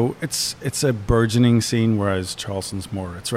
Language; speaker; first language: English; native; English